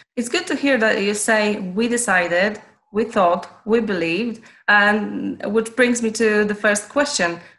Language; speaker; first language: English; non-native, fluent; Polish